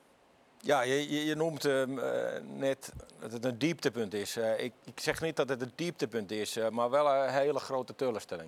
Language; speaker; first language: Dutch; non-native, fluent; Finnish